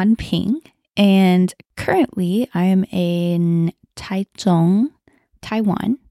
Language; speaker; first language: English; early bilingual, other home language; Chinese